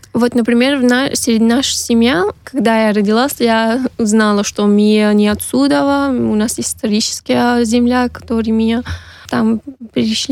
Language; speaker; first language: Russian; non-native, learner; Arabic